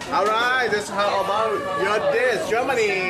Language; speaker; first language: English; non-native, learner; Thai